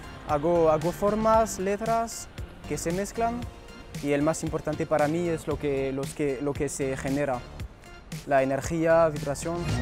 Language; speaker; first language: Spanish; early bilingual, heritage; French